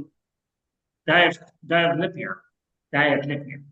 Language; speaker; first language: English; non-native, learner; Arabic